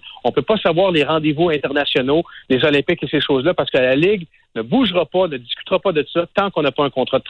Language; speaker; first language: French; native; French